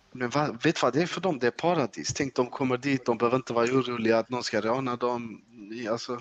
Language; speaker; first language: Swedish; early bilingual, other home language; Turkish